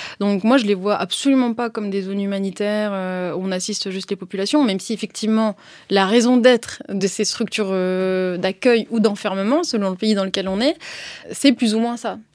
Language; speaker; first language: French; early bilingual, other home language; Arabic